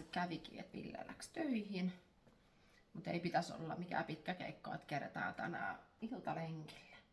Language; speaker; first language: Finnish; native; Finnish